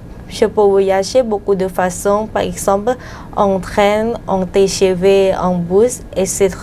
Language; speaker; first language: French; non-native, learner; Thai